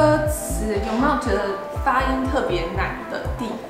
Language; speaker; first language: Chinese; non-native, fluent; English